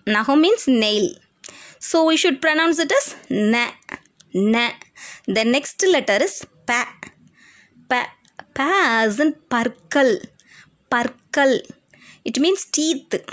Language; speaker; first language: English; non-native, local second language; Tamil